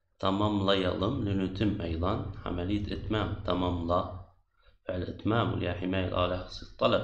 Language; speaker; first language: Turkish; non-native, fluent; Arabic